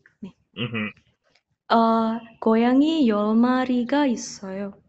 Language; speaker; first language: Korean; non-native, learner; Indonesian